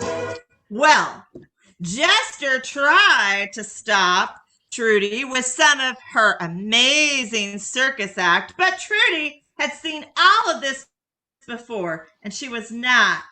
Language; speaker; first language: English; native; English